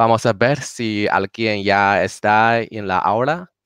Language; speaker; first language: Spanish; non-native, learner; Chinese